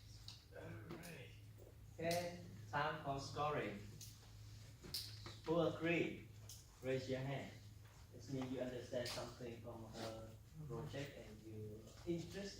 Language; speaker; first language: English; non-native, learner; Vietnamese